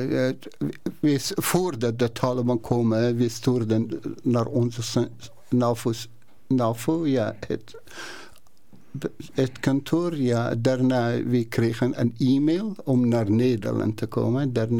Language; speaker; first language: Dutch; non-native, learner; Persian